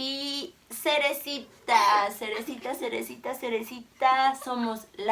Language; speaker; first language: Spanish; native; Spanish